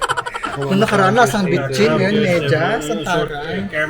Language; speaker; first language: Filipino; native; Filipino